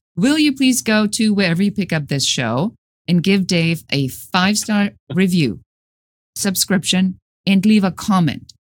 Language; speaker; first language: English; non-native, fluent; German